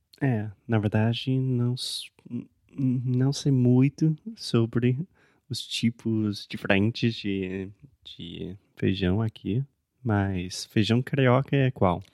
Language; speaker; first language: Portuguese; non-native, fluent; English